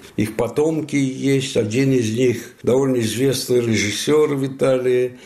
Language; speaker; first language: Russian; non-native, fluent; Italian